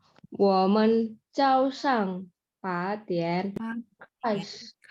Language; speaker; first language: Chinese; non-native, learner; Indonesian